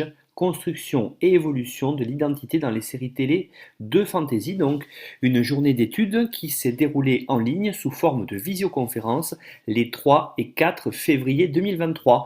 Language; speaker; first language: French; native; French